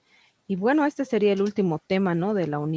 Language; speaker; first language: Spanish; native; Spanish